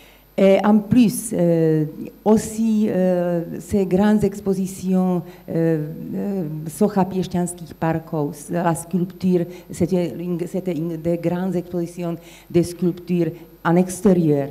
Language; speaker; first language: French; non-native, fluent; Slovak